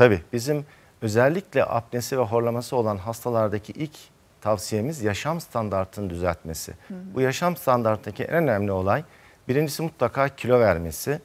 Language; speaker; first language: Turkish; native; Turkish